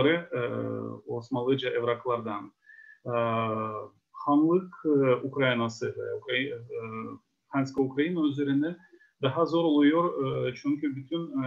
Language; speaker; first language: Turkish; non-native, fluent; Ukrainian